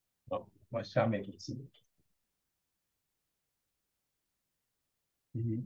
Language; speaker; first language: Chinese; native; Chinese